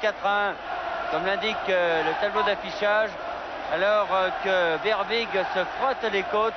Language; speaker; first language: French; native; French